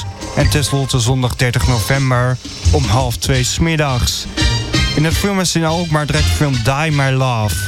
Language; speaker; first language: Dutch; native; Dutch